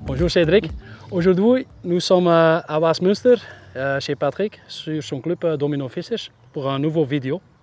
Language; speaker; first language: French; non-native, local second language; Dutch